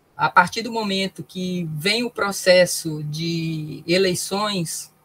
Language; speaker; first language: Portuguese; native; Portuguese